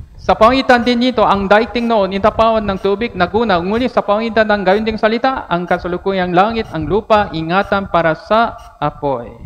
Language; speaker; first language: Filipino; non-native, fluent; Korean